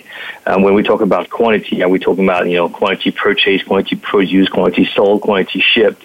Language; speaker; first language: English; non-native, fluent; French